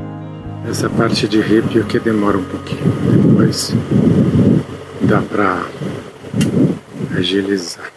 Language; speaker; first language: Portuguese; non-native, fluent; Italian